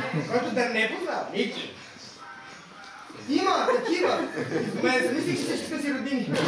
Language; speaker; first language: Bulgarian; native; Bulgarian